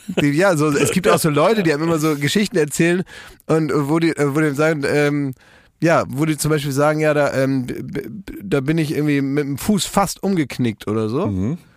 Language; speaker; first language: German; native; German